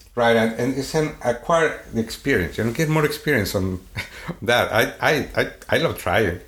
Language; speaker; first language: English; non-native, fluent; Swedish